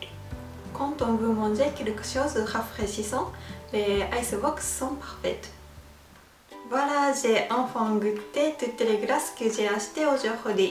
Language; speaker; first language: French; non-native, fluent; Japanese